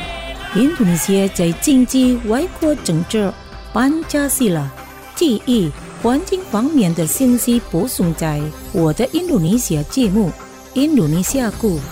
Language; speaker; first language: Chinese; non-native, fluent; Indonesian